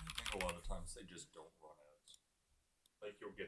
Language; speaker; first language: English; native; English